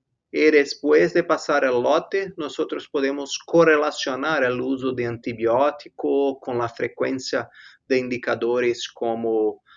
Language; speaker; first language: Spanish; non-native, fluent; Portuguese